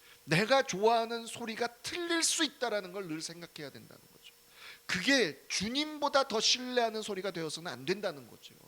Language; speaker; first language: Korean; native; Korean